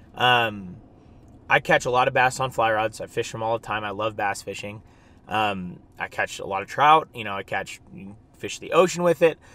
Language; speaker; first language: English; native; English